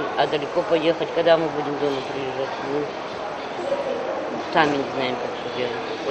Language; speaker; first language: Russian; native; Russian